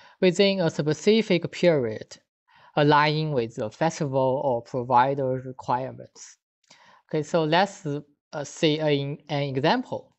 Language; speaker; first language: English; non-native, fluent; Chinese